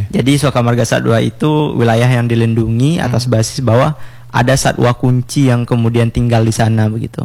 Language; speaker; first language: Indonesian; non-native, local second language; Minangkabau